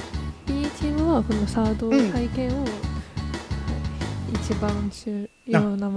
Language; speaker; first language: Japanese; non-native, fluent; Korean